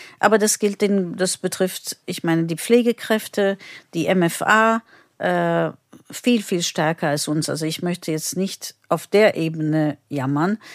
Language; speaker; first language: German; non-native, fluent; Turkish